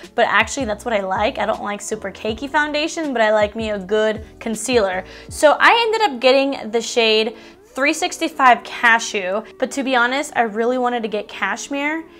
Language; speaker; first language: English; native; English